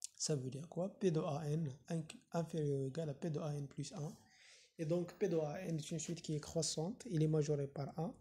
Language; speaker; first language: French; non-native, local second language; Arabic